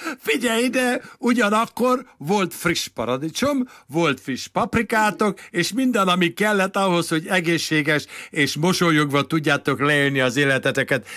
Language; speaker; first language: Hungarian; native; Hungarian